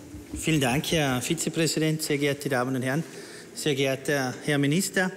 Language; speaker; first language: German; native; German